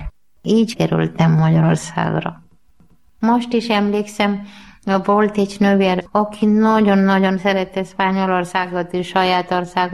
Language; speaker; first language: Hungarian; non-native, learner; Malayalam